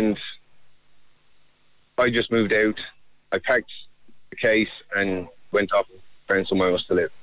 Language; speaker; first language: English; native; English